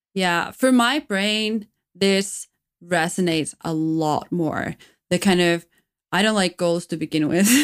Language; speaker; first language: English; non-native, fluent; Icelandic